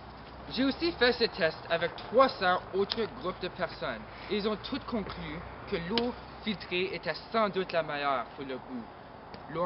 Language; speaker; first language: French; non-native, local second language; English